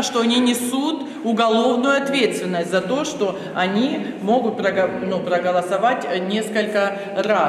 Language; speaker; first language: Russian; native; Russian